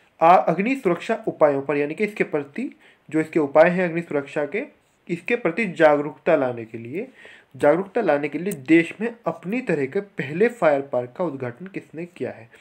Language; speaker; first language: Hindi; native; Hindi